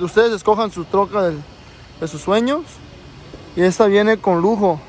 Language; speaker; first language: Spanish; early bilingual, other home language; English